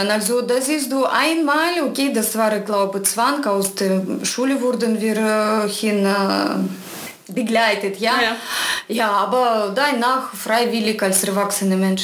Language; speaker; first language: German; non-native, fluent; Russian